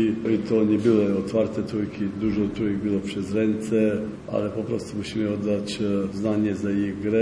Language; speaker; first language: Polish; non-native, fluent; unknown